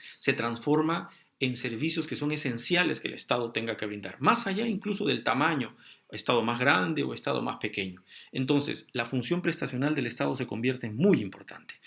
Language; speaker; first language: Spanish; native; Spanish